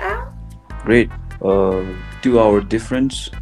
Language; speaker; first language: English; non-native, learner; Korean